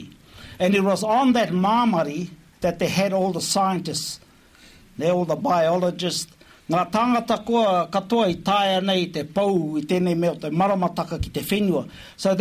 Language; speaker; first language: English; native; English